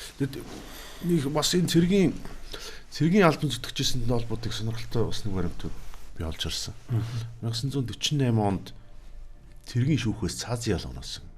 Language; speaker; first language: Mongolian; native; Mongolian